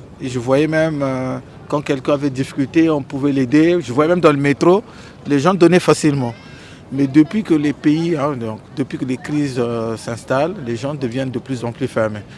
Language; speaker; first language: French; non-native, local second language; Lingala